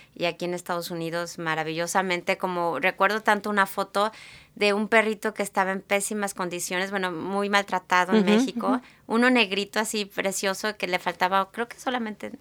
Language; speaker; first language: Spanish; native; Spanish